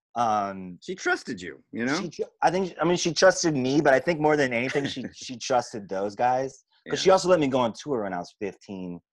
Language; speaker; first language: English; native; English